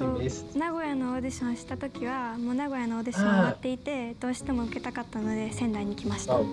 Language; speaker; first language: Japanese; early bilingual, other home language; English